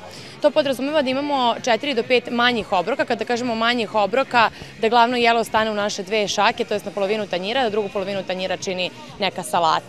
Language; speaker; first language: Serbian; native; Serbian